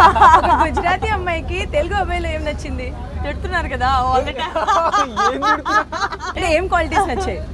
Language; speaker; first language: Telugu; native; Telugu